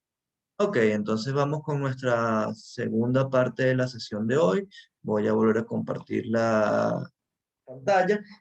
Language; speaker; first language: Spanish; native; Spanish